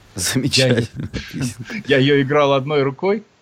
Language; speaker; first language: Russian; native; Russian